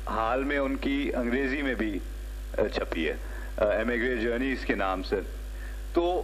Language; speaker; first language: Urdu; early bilingual, heritage; Urdu